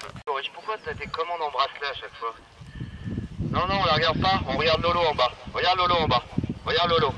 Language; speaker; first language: French; native; French